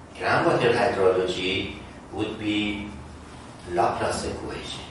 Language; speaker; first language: English; non-native, fluent; Persian